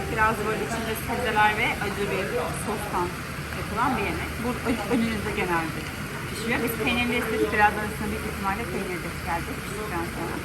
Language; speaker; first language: Turkish; native; Turkish